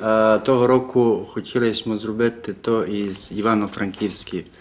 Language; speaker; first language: Ukrainian; early bilingual, heritage; Ukrainian